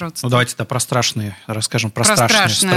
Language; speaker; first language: Russian; native; Russian